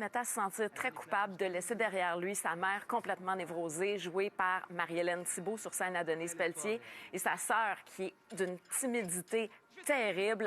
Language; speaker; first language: French; native; French